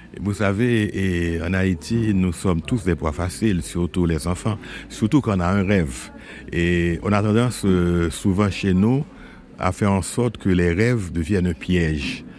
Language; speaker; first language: French; non-native, local second language; Haitian Creole